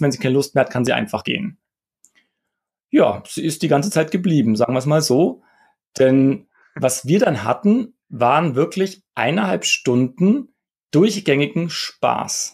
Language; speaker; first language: German; native; German